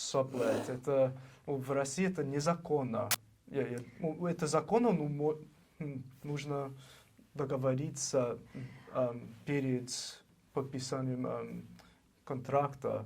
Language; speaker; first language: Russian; non-native, learner; English